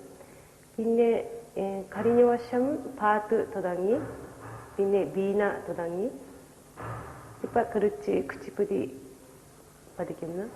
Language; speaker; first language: Malayalam; non-native, learner; Japanese